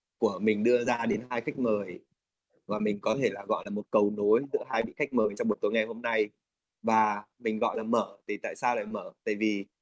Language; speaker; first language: Vietnamese; native; Vietnamese